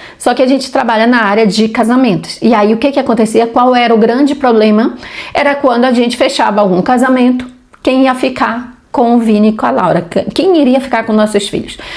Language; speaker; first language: Portuguese; native; Portuguese